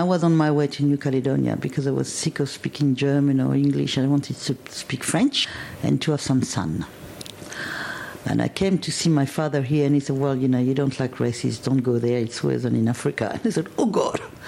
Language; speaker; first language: English; non-native, fluent; French